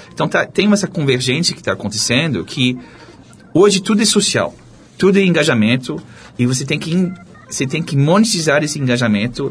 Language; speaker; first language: Portuguese; non-native, fluent; English